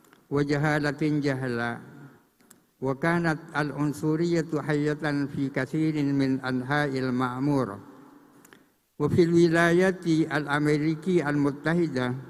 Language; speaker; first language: Arabic; non-native, fluent; Indonesian